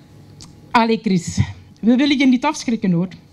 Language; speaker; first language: Dutch; native; Dutch